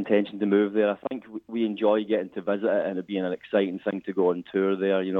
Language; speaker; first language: English; native; English